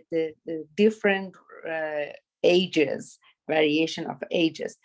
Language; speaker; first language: English; non-native, learner; Persian